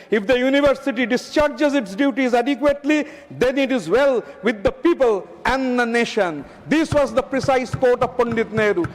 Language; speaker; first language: English; non-native, local second language; Bangla